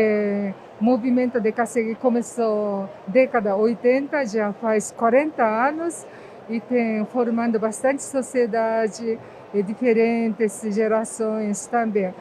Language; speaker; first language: Portuguese; non-native, fluent; Japanese